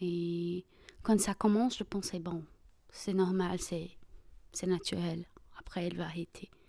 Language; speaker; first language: French; non-native, fluent; Portuguese